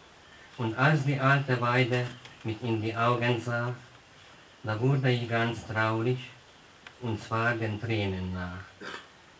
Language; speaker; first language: German; non-native, local second language; Hungarian